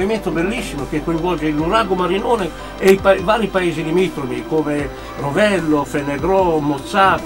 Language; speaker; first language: Italian; native; Italian